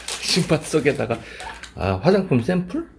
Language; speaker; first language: Korean; native; Korean